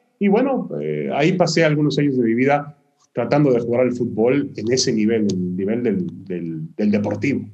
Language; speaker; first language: Spanish; early bilingual, other home language; Hebrew